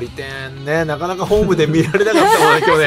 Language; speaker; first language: Japanese; native; Japanese